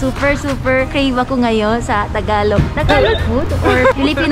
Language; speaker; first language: Filipino; non-native, fluent; Korean